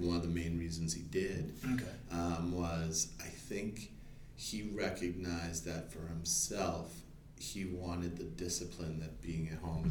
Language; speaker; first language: English; native; English